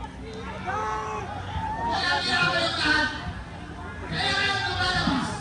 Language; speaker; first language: Filipino; non-native, local second language; Iloko